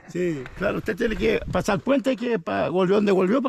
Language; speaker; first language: Spanish; native; Spanish